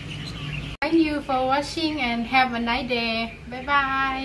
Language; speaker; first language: English; non-native, learner; Lao